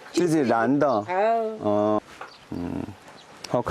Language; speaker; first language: Chinese; non-native, fluent; Korean